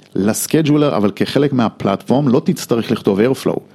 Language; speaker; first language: Hebrew; non-native, fluent; English